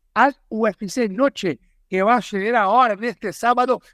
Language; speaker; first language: Spanish; non-native, learner; Portuguese